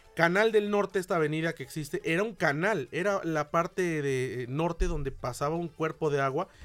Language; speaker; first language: Spanish; native; Spanish